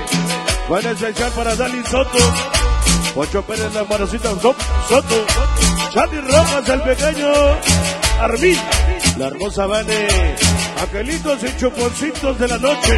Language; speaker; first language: Spanish; native; Spanish